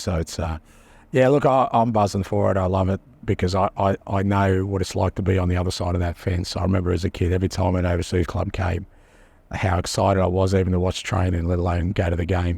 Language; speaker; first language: English; native; English